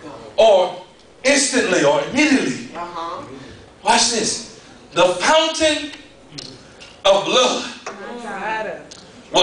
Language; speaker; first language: English; native; English